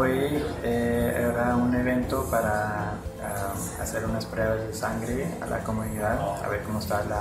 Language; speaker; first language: Spanish; early bilingual, heritage; Spanish